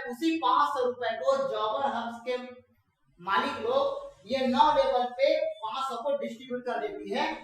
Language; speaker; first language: Hindi; non-native, local second language; Marathi